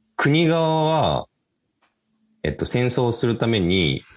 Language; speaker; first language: Japanese; native; Japanese